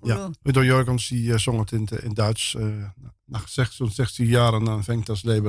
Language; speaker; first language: Dutch; native; Dutch